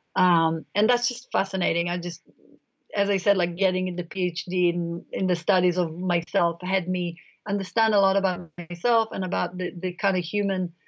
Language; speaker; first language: English; non-native, fluent; Hebrew